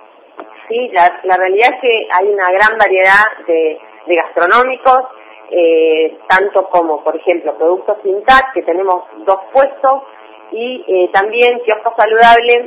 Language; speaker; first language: Spanish; native; Spanish